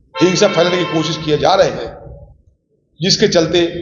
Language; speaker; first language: Hindi; non-native, local second language; Bangla